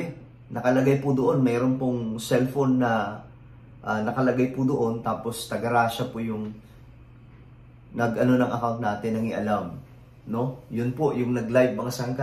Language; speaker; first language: Filipino; native; Filipino